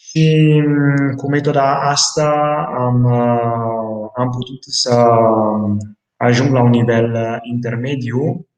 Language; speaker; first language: Romanian; non-native, fluent; Italian